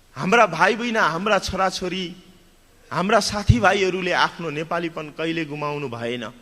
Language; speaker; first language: Nepali; native; Nepali